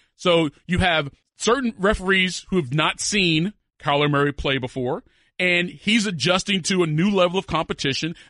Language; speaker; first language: English; native; English